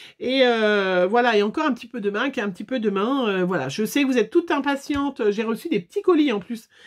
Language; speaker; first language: French; native; French